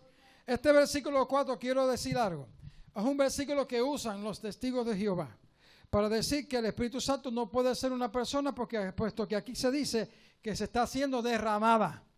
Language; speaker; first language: Spanish; native; Spanish